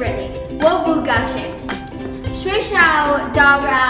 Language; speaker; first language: Chinese; non-native, learner; English